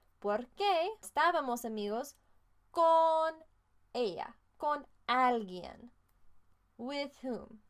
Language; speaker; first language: Spanish; non-native, fluent; English